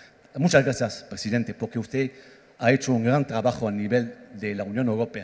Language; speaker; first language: Spanish; non-native, fluent; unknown